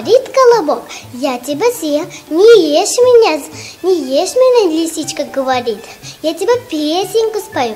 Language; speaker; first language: Russian; non-native, local second language; Tajik